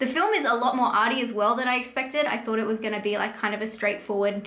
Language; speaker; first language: English; native; English